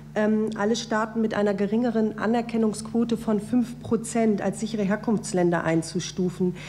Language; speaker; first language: German; native; German